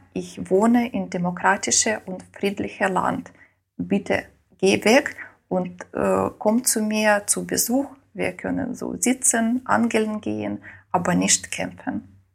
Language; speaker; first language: German; non-native, learner; Ukrainian